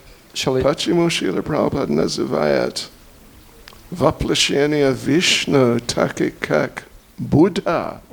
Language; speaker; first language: Russian; non-native, learner; English